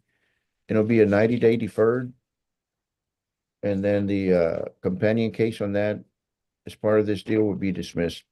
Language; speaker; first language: English; native; English